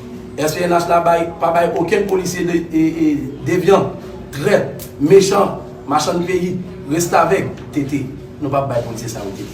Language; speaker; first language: Haitian Creole; native; Haitian Creole